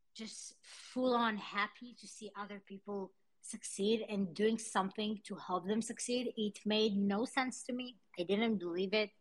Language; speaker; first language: English; early bilingual, other home language; Hebrew